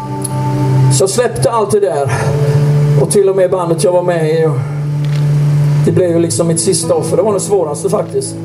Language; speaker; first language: Swedish; native; Swedish